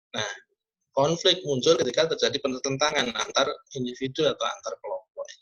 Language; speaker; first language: Indonesian; non-native, local second language; Javanese